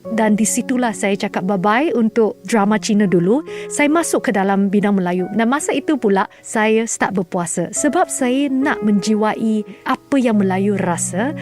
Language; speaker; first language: Malay; non-native, local second language; Chinese